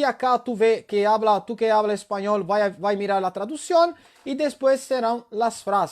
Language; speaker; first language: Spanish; non-native, learner; Italian